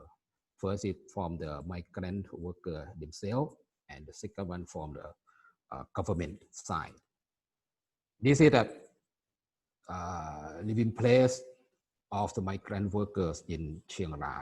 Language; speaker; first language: English; non-native, fluent; Thai